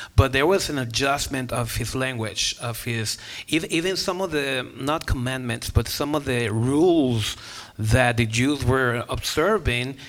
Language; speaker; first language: English; non-native, fluent; Spanish